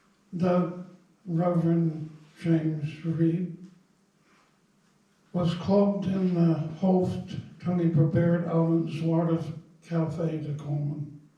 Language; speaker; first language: Dutch; non-native, fluent; English